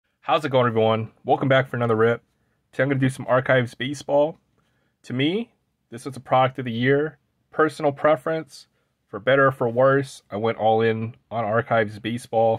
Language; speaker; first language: English; native; English